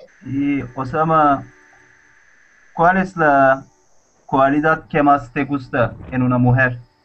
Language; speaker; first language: Spanish; non-native, learner; Turkish